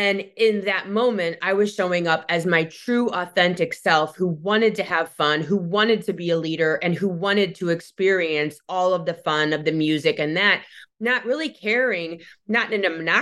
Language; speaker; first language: English; native; English